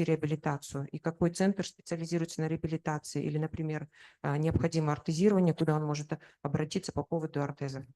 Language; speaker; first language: Russian; native; Russian